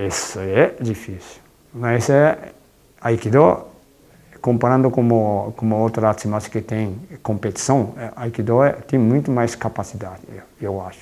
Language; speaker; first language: Portuguese; non-native, fluent; Japanese